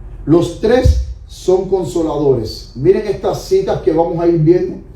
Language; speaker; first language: Spanish; native; Spanish